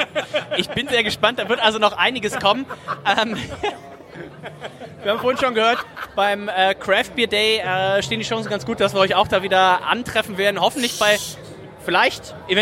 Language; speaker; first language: German; native; German